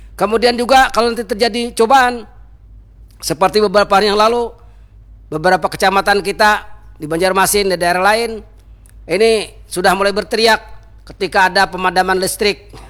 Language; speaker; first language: Malay; non-native, local second language; Banjar